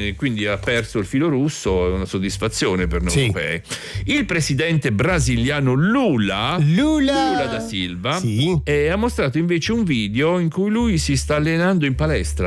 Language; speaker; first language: Italian; native; Italian